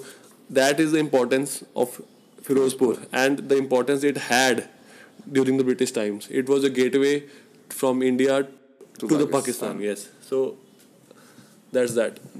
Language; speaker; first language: English; non-native, local second language; Punjabi